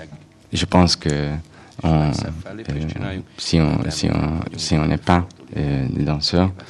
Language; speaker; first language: French; non-native, fluent; Hungarian